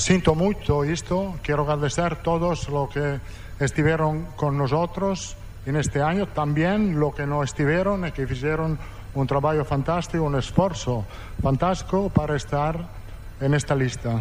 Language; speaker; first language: Portuguese; non-native, fluent; Italian